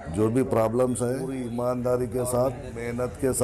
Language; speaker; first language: Hindi; non-native, local second language; Telugu